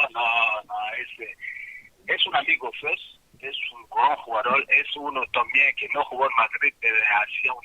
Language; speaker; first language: Spanish; non-native, fluent; French